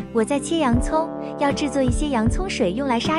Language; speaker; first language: Chinese; native; Chinese